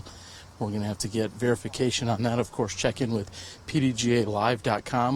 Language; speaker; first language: English; native; English